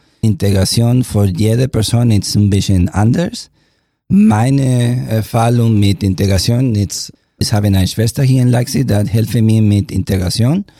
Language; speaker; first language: German; non-native, learner; Spanish